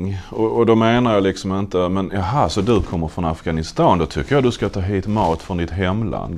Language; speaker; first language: Swedish; native; Swedish